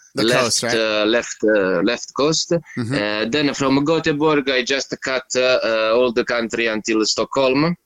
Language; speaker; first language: English; non-native, learner; Italian